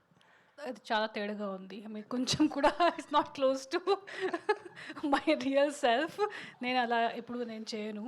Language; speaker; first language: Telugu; non-native, fluent; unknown